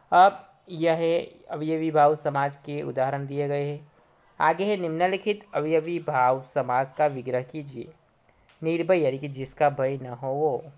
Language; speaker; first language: Hindi; non-native, local second language; Gujarati